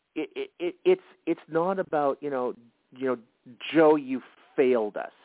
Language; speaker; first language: English; native; English